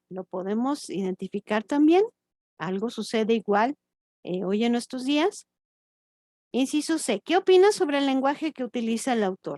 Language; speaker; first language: Spanish; native; Spanish